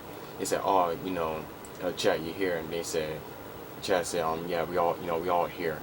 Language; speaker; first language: English; native; English